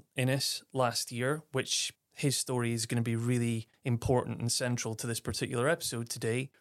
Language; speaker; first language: English; native; English